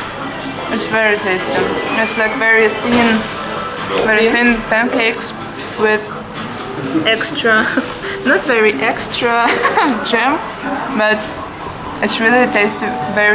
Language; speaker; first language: English; non-native, fluent; Russian